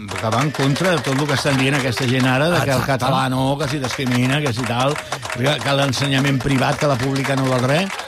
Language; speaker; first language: Catalan; non-native, local second language; Spanish